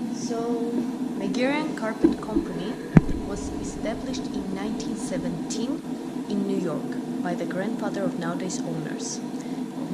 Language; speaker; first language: English; non-native, fluent; Armenian